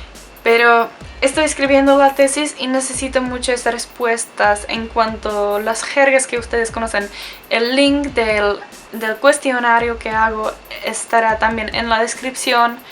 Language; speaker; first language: Spanish; non-native, fluent; Czech